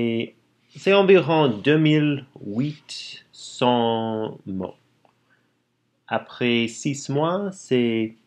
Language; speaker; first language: French; non-native, learner; English